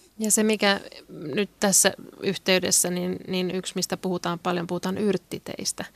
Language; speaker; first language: Finnish; non-native, local second language; Swedish